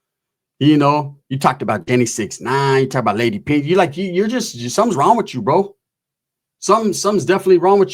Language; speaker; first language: English; native; English